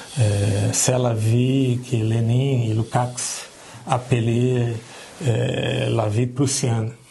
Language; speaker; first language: French; non-native, learner; Portuguese